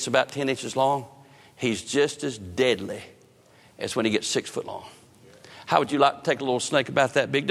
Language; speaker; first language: English; native; English